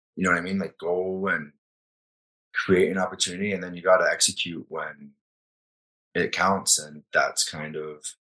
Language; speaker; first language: English; native; English